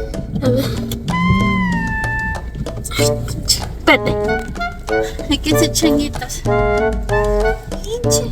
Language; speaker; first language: Spanish; early bilingual, heritage; Spanish